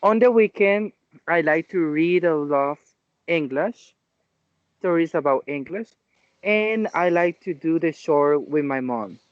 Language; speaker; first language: English; non-native, learner; Spanish